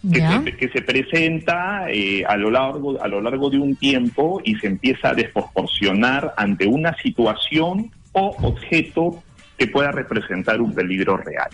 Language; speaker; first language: Spanish; native; Spanish